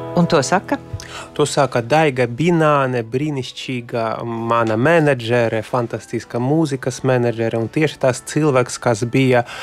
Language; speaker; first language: Latvian; non-native, local second language; Russian